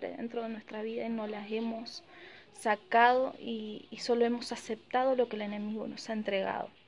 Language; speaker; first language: Spanish; native; Spanish